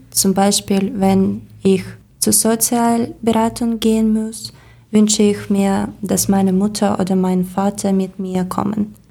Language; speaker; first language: German; non-native, learner; Ukrainian